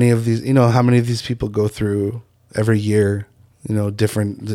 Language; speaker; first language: English; native; English